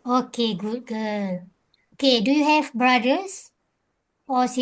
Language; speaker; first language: English; non-native, local second language; Malay